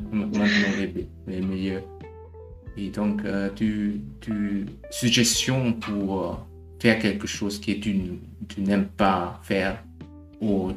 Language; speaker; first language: French; non-native, learner; German